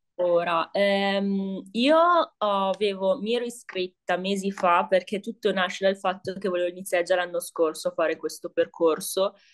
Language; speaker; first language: Italian; native; Italian